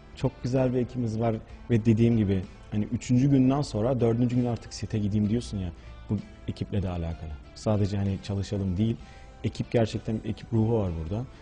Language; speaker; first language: Turkish; early bilingual, heritage; Turkish